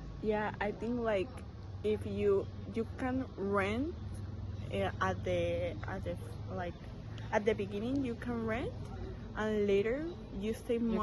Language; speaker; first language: English; non-native, learner; Spanish